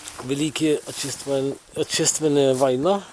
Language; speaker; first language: Russian; non-native, learner; Danish